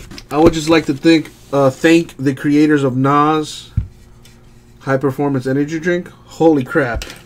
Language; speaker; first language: English; native; English